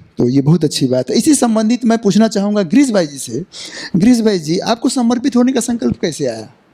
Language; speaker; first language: Hindi; native; Hindi